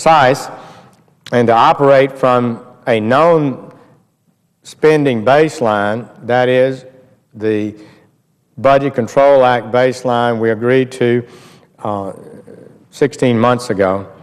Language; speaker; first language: English; native; English